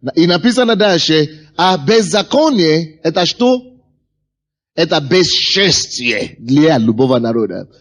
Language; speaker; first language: Russian; non-native, fluent; Yoruba